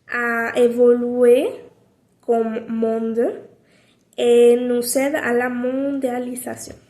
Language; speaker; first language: French; non-native, learner; Spanish